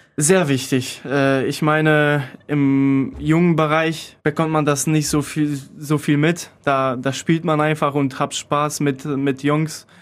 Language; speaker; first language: German; early bilingual, other home language; Polish